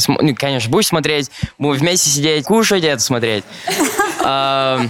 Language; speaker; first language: Russian; early bilingual, other home language; Arabic